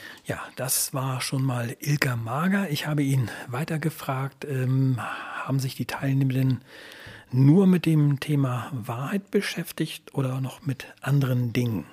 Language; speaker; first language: German; native; German